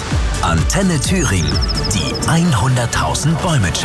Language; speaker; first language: German; native; German